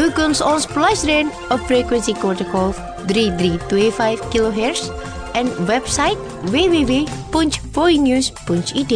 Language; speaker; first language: Dutch; non-native, fluent; Indonesian